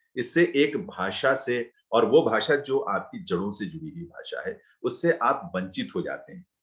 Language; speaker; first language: Hindi; native; Hindi